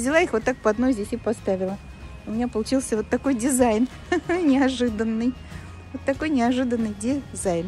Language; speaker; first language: Russian; native; Russian